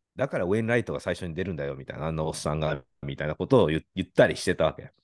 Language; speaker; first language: Japanese; native; Japanese